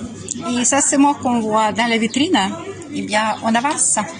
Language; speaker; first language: French; non-native, fluent; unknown